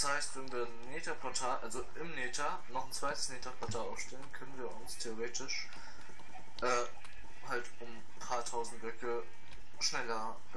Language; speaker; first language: German; native; German